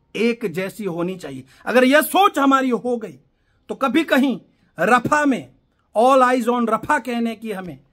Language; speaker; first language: Hindi; non-native, local second language; Gujarati